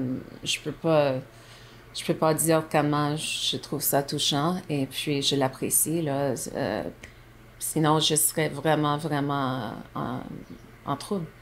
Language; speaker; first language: French; non-native, local second language; English